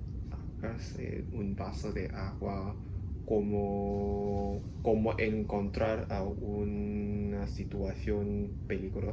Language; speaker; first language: Spanish; non-native, learner; Cantonese